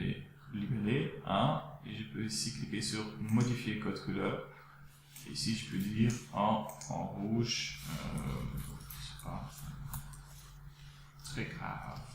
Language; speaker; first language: French; non-native, local second language; Dutch